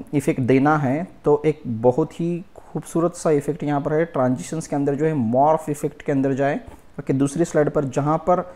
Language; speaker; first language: Hindi; non-native, local second language; Marathi